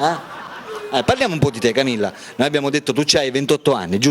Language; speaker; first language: Italian; native; Italian